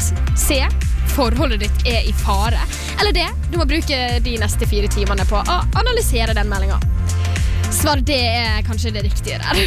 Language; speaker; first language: Norwegian; native; Norwegian